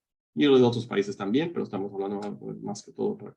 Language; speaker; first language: Spanish; early bilingual, heritage; Spanish